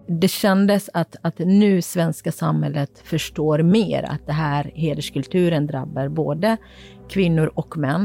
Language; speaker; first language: Swedish; non-native, fluent; Kurdish